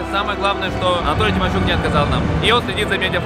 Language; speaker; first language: Russian; native; Russian